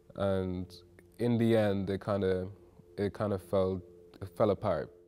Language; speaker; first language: English; native; English